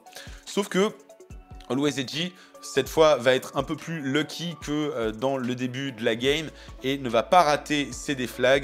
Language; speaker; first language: French; native; French